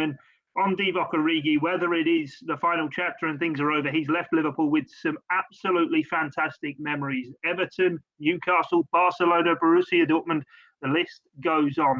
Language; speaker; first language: English; native; English